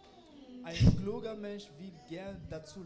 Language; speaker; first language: German; non-native, learner; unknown